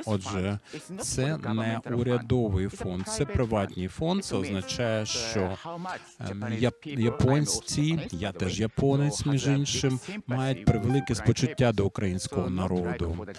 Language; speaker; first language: Ukrainian; non-native, fluent; Japanese